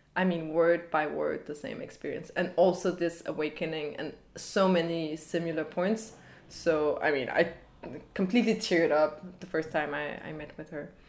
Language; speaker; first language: English; early bilingual, other home language; Danish